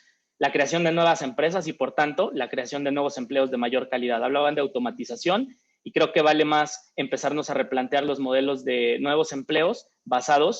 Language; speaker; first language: Spanish; native; Spanish